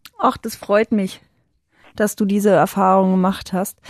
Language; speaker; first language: German; native; German